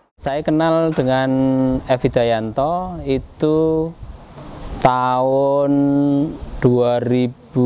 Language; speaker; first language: Indonesian; native; Indonesian